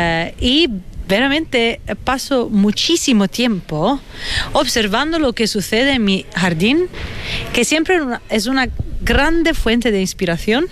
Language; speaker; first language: Spanish; non-native, fluent; Italian